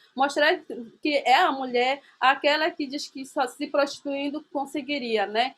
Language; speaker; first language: Portuguese; non-native, local second language; Ticuna